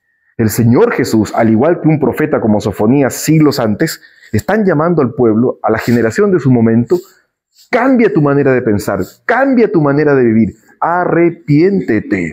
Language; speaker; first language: Spanish; native; Spanish